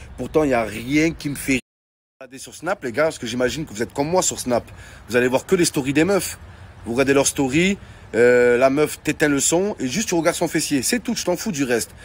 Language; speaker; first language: French; native; French